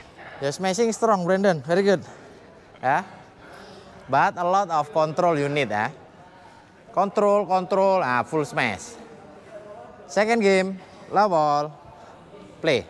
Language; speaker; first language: English; non-native, fluent; Indonesian